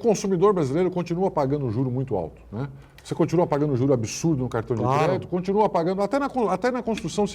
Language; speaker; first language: Portuguese; native; Portuguese